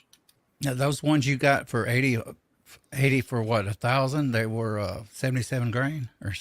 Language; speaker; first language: English; native; English